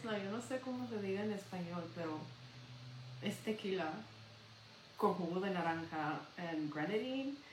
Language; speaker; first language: Spanish; early bilingual, heritage; Spanish